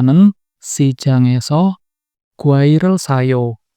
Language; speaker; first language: Korean; non-native, fluent; Indonesian